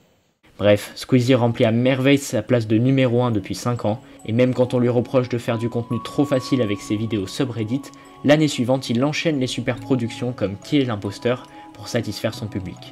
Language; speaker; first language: French; native; French